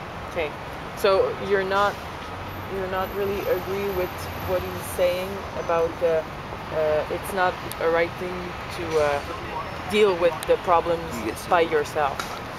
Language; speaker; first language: English; non-native, learner; French